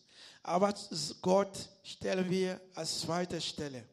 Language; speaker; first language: German; non-native, learner; Lingala